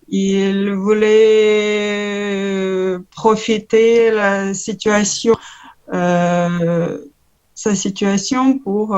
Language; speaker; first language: French; non-native, learner; Ukrainian